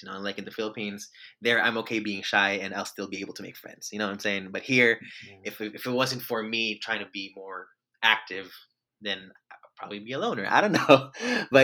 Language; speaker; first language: English; non-native, local second language; Filipino